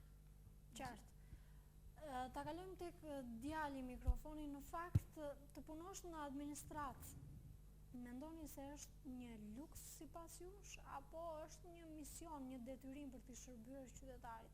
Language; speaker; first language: Albanian; native; Albanian